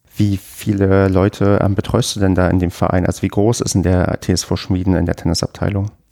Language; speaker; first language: German; native; German